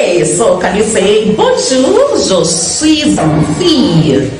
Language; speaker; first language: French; non-native, fluent; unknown